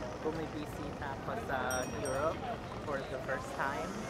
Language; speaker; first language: Filipino; early bilingual, heritage; Filipino